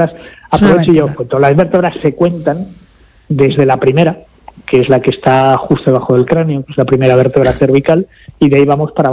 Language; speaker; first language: Spanish; native; Spanish